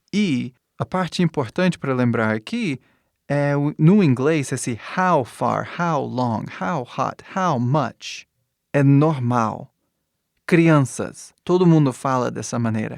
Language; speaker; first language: Portuguese; non-native, fluent; English